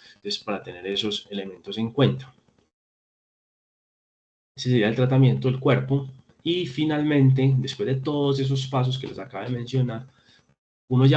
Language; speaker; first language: Spanish; native; Spanish